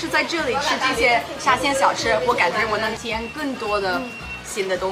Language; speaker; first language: Chinese; non-native, fluent; English